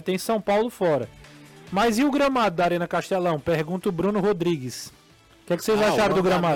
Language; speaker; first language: Portuguese; native; Portuguese